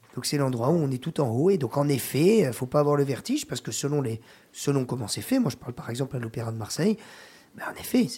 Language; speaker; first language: French; native; French